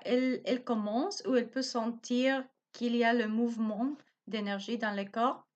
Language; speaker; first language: French; non-native, learner; Spanish